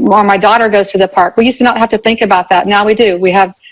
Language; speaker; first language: English; native; English